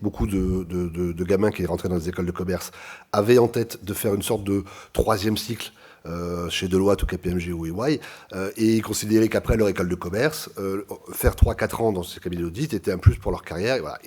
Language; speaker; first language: French; native; French